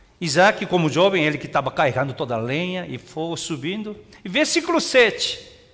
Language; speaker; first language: Portuguese; non-native, fluent; Korean